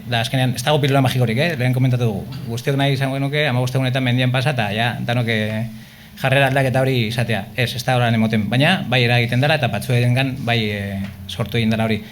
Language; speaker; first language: Basque; native; Basque